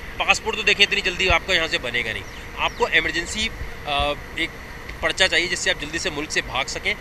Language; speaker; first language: Urdu; native; Urdu